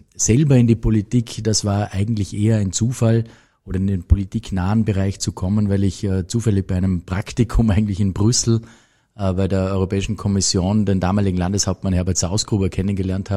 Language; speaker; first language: German; native; German